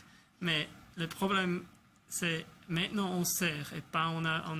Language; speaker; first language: French; non-native, local second language; German